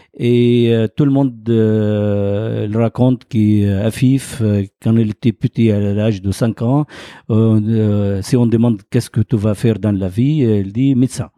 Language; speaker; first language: French; non-native, fluent; Arabic